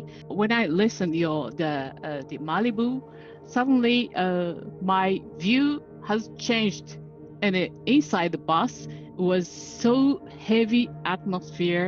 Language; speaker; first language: English; non-native, learner; Japanese